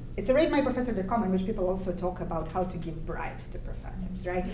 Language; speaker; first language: English; non-native, fluent; Ukrainian